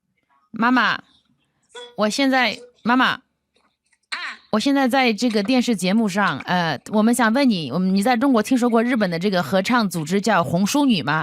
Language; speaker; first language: Chinese; native; Chinese